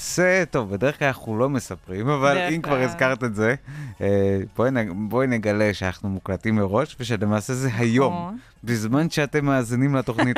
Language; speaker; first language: Hebrew; native; Hebrew